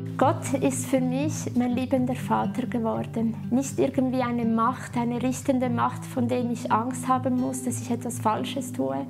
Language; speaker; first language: German; early bilingual, other home language; Italian